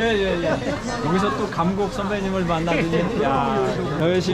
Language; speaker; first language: Korean; native; Korean